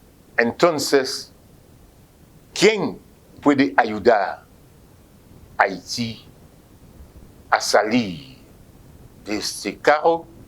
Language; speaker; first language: Spanish; non-native, fluent; French